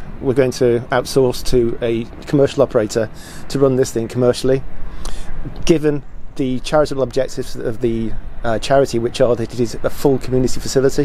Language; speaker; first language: English; native; English